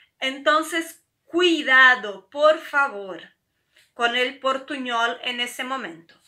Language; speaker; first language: Spanish; non-native, fluent; Portuguese